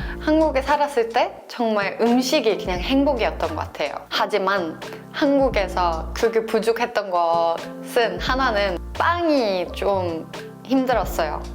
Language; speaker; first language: Korean; non-native, fluent; Norwegian